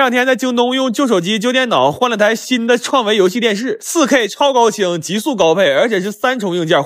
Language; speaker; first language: Chinese; native; Chinese